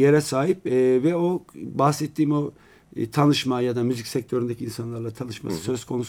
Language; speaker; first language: Turkish; native; Turkish